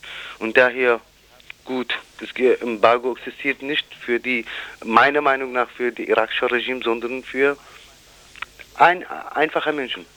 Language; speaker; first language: German; non-native, fluent; Kurdish